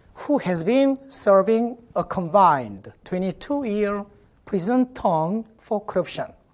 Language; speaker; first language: English; non-native, fluent; Korean